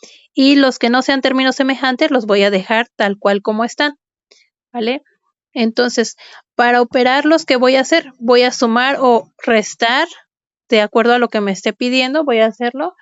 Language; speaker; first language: Spanish; native; Spanish